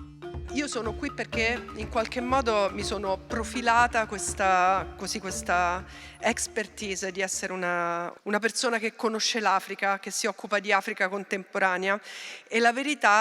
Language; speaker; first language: Italian; native; Italian